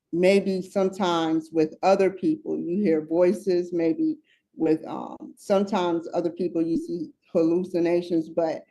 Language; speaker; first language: English; native; English